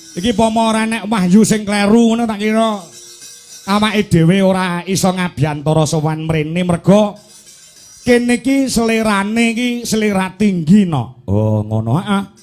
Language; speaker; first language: Javanese; native; Javanese